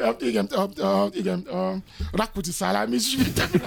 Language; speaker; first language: Hungarian; non-native, learner; Yoruba